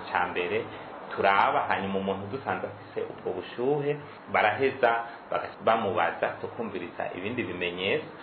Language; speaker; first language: Rundi; native; Rundi